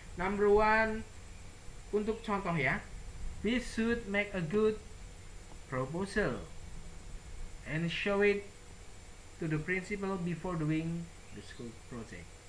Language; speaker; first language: English; non-native, fluent; Indonesian